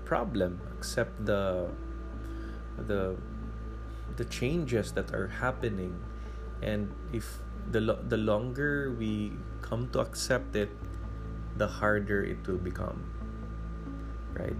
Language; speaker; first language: English; non-native, local second language; Cebuano